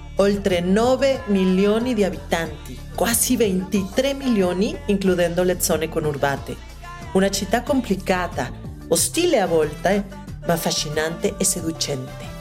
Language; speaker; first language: Italian; early bilingual, heritage; Spanish